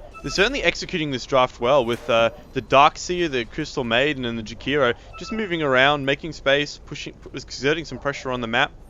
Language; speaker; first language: English; native; English